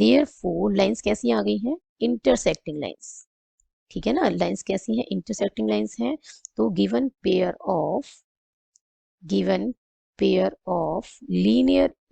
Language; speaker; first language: Hindi; native; Hindi